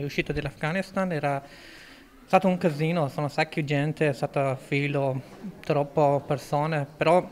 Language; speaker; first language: Italian; non-native, learner; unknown